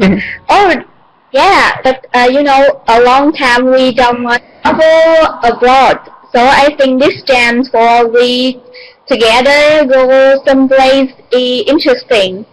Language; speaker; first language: English; non-native, learner; Vietnamese